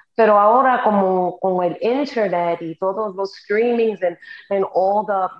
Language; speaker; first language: Spanish; early bilingual, heritage; Spanish